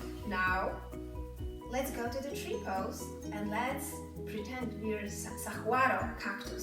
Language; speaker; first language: English; non-native, fluent; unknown